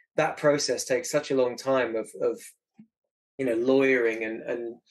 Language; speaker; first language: English; native; English